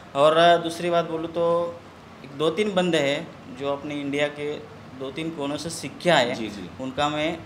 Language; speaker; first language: Hindi; non-native, local second language; Marathi